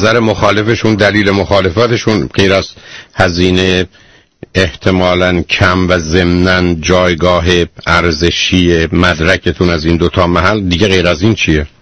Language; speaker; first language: Persian; native; Persian